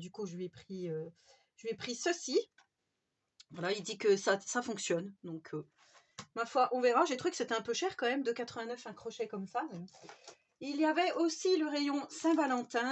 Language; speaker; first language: French; native; French